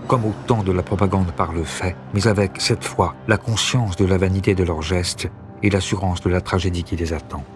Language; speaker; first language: French; native; French